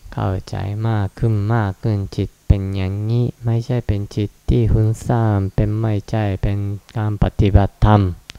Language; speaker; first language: Thai; non-native, fluent; Japanese